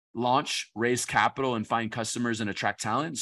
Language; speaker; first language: English; native; English